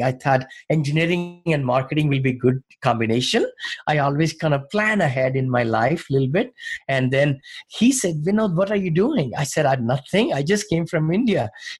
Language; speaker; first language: English; non-native, local second language; Hindi